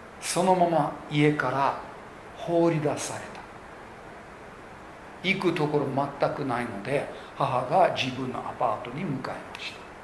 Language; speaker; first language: Japanese; non-native, local second language; English